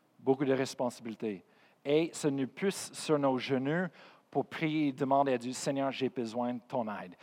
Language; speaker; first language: French; non-native, fluent; English